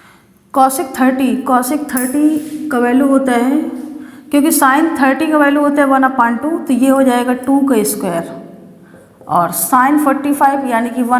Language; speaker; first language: Hindi; native; Hindi